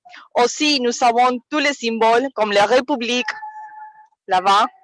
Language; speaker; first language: French; non-native, fluent; Spanish